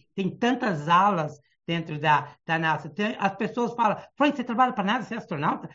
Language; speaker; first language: Portuguese; early bilingual, heritage; Portuguese